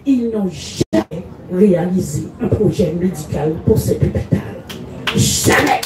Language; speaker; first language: French; native; French